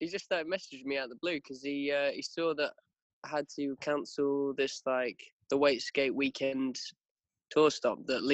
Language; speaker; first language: English; native; English